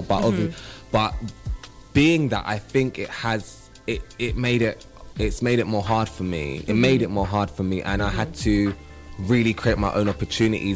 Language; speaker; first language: English; native; English